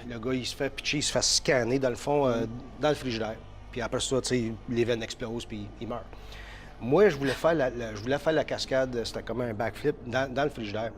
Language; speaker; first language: French; early bilingual, heritage; French